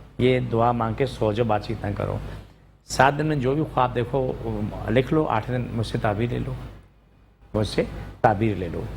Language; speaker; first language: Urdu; non-native, local second language; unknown